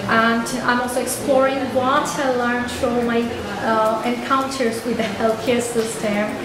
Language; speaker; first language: English; non-native, local second language; Bangla